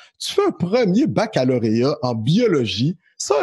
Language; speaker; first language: French; native; French